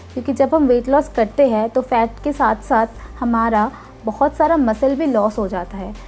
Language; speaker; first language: Hindi; non-native, local second language; Bangla